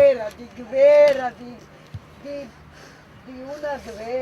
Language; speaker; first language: Italian; non-native, learner; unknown